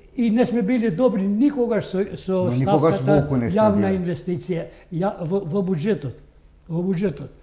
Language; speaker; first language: Macedonian; non-native, local second language; Albanian